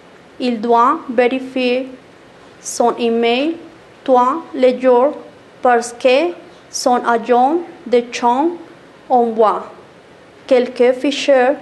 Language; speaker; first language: French; non-native, learner; Spanish